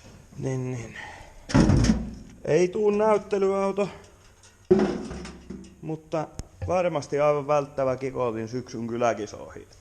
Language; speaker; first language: Finnish; native; Finnish